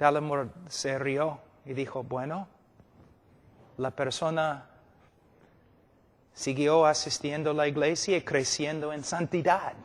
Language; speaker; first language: Spanish; non-native, fluent; English